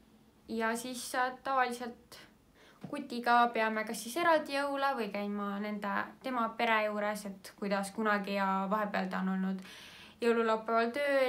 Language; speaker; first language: Estonian; native; Estonian